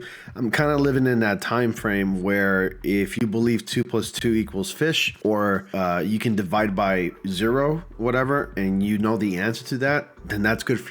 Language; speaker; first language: English; native; English